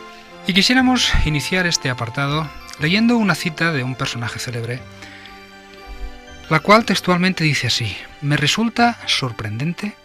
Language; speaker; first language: Spanish; native; Spanish